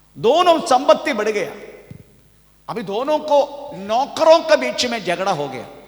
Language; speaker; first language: Hindi; non-native, local second language; Malayalam